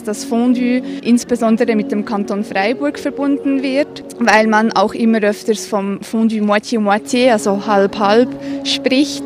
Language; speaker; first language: German; native; German